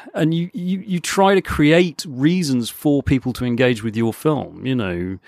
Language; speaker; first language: English; native; English